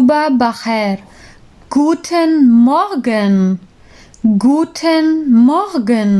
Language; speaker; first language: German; non-native, fluent; Urdu